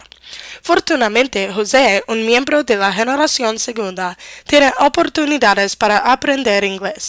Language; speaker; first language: Spanish; non-native, learner; English